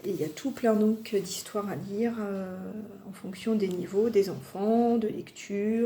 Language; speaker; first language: French; native; French